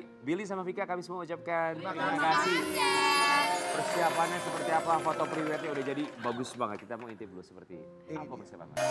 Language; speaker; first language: Indonesian; native; Indonesian